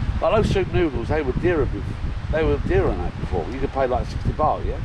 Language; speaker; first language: English; native; English